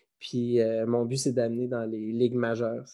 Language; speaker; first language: French; native; French